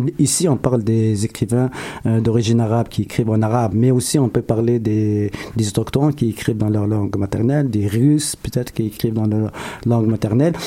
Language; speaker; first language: French; non-native, local second language; Arabic